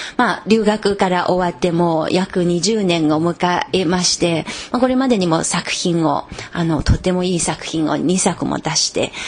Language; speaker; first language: Japanese; non-native, fluent; Chinese